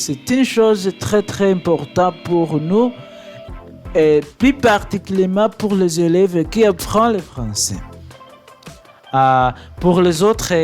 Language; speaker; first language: French; non-native, learner; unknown